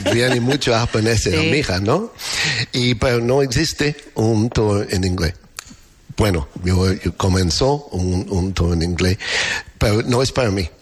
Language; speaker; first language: Spanish; non-native, learner; English